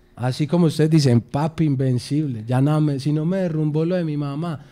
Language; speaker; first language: Spanish; native; Spanish